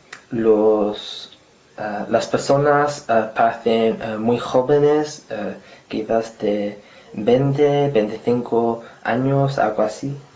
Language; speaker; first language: Spanish; non-native, fluent; English